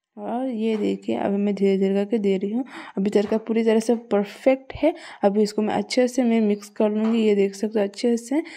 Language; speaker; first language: Hindi; non-native, local second language; Bangla